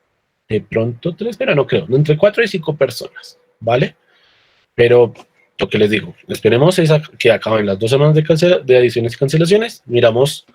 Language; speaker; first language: Spanish; native; Spanish